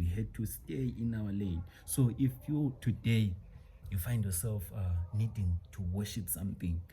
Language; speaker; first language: English; non-native, local second language; Xhosa